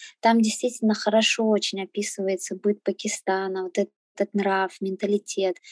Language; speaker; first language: Russian; native; Russian